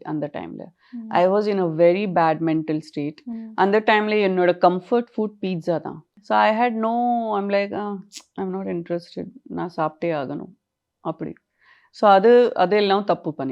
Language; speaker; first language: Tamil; non-native, fluent; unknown